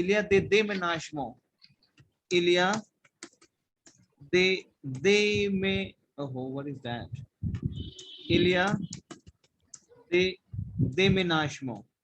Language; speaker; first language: French; non-native, fluent; Hindi